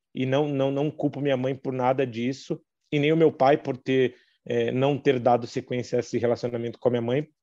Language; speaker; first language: Portuguese; native; Portuguese